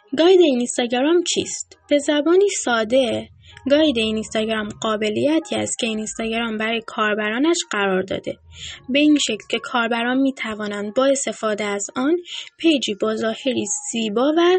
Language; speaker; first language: Persian; native; Persian